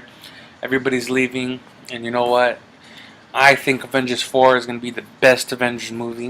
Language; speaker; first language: English; native; English